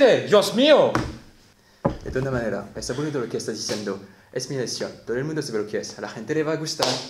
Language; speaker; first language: Spanish; non-native, learner; French